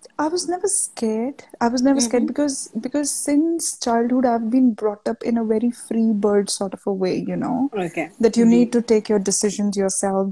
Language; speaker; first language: English; non-native, local second language; Punjabi